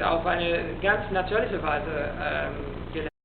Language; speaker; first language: German; non-native, fluent; Italian